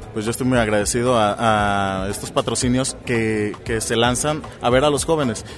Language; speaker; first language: Spanish; native; Spanish